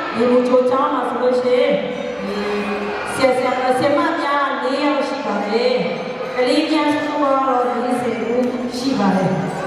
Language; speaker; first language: Burmese; non-native, local second language; Lahu